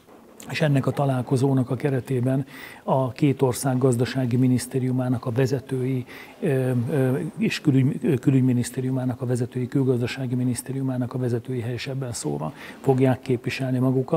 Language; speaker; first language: Hungarian; native; Hungarian